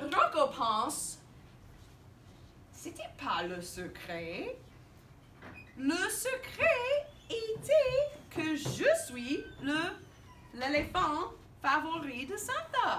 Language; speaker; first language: French; non-native, fluent; English